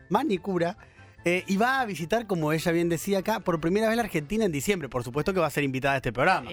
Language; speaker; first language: Spanish; native; Spanish